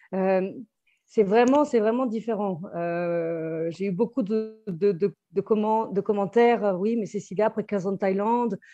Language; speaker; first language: French; native; French